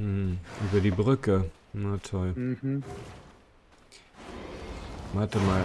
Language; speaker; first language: German; native; German